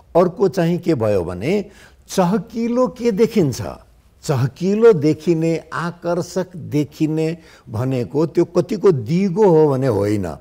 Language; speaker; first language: Nepali; non-native, local second language; Maithili